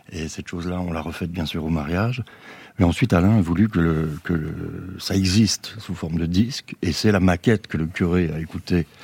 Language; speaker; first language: French; native; French